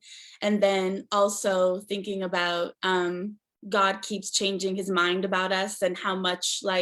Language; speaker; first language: English; native; English